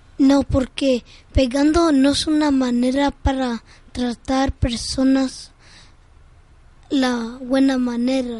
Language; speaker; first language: Spanish; early bilingual, heritage; Spanish